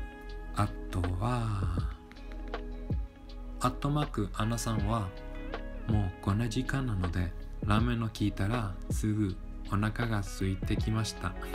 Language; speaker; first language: Japanese; non-native, learner; Spanish